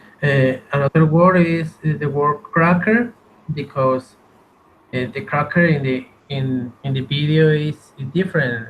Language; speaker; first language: English; non-native, learner; Spanish